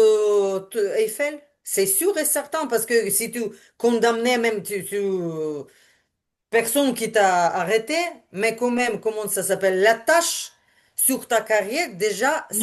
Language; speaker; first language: French; non-native, learner; Ukrainian